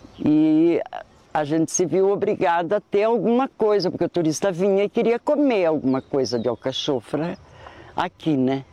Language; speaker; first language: Portuguese; native; Portuguese